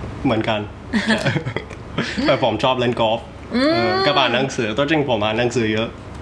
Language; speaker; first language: Thai; early bilingual, heritage; Thai